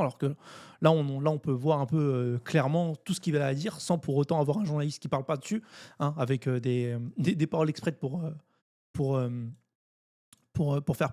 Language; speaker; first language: French; native; French